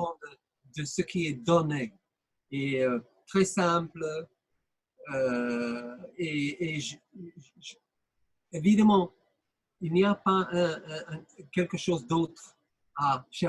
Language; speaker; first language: French; non-native, fluent; English